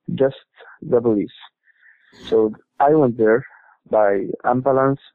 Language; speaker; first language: English; non-native, learner; Arabic